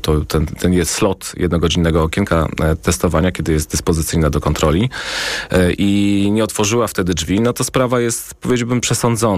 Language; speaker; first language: Polish; native; Polish